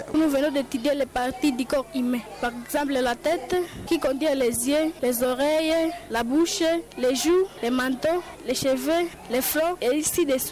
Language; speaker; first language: French; non-native, local second language; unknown